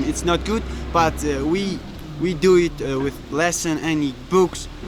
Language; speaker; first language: English; non-native, learner; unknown